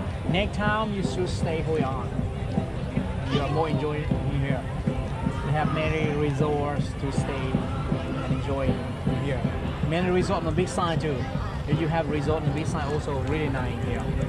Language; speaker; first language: English; non-native, learner; Vietnamese